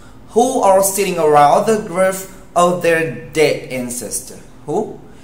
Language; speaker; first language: English; non-native, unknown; Vietnamese